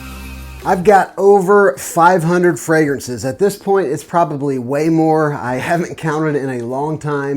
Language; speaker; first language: English; native; English